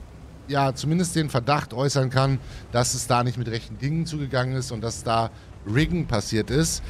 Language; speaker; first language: German; native; German